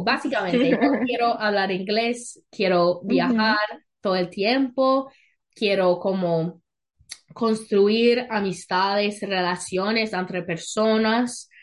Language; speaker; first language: Spanish; non-native, learner; English